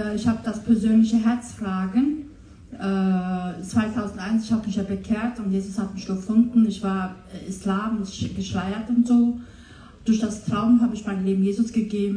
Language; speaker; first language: German; non-native, learner; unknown